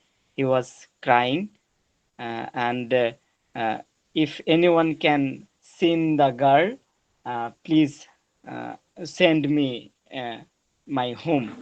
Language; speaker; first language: English; non-native, learner; Bangla